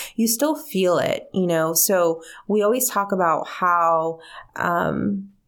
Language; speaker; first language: English; early bilingual, other home language; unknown